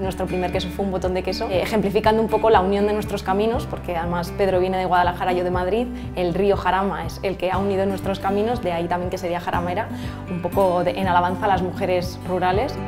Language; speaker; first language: Spanish; native; Spanish